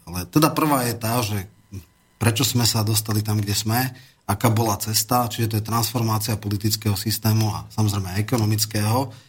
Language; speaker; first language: Slovak; native; Slovak